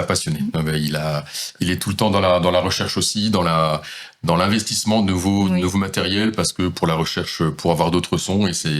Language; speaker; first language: French; native; French